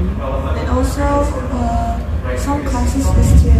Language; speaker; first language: English; non-native, learner; Indonesian